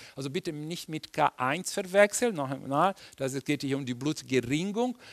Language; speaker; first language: German; non-native, fluent; Portuguese